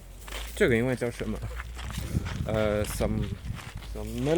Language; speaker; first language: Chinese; non-native, learner; French